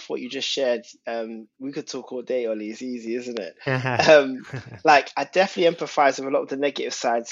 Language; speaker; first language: English; native; English